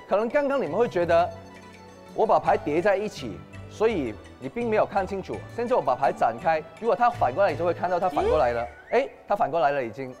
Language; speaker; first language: Chinese; non-native, local second language; Cantonese